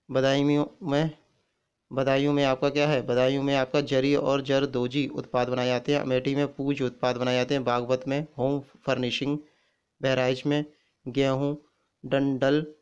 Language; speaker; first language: Hindi; native; Hindi